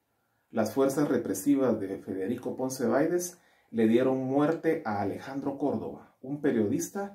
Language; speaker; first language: Spanish; native; Spanish